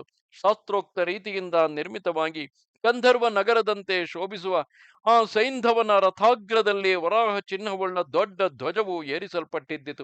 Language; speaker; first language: Kannada; native; Kannada